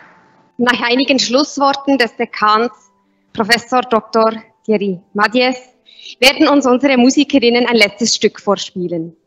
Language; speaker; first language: German; native; German